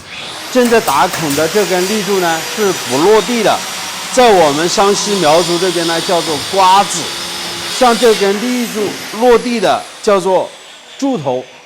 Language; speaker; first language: Chinese; native; Chinese